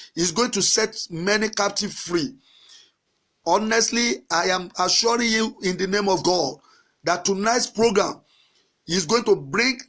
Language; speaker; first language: English; non-native, local second language; Yoruba